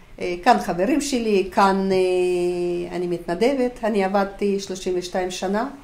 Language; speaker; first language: Hebrew; non-native, fluent; Russian